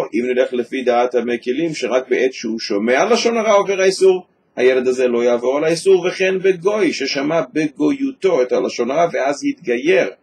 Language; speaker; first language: Hebrew; native; Hebrew